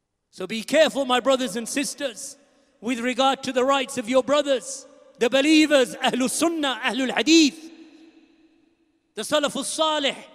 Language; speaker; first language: English; native; English